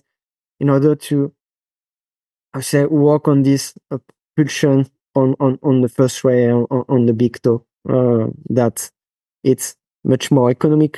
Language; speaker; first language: English; non-native, fluent; French